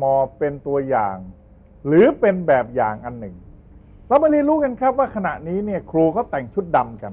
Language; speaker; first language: Thai; native; Thai